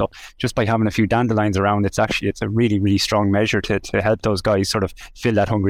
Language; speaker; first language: English; native; English